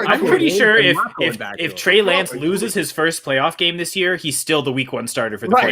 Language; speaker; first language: English; native; English